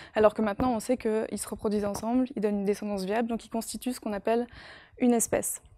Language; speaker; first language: French; native; French